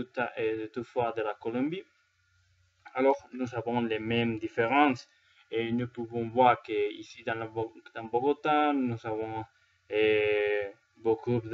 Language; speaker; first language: French; non-native, learner; Spanish